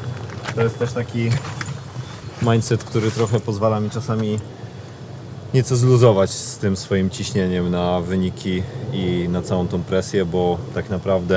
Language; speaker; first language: Polish; native; Polish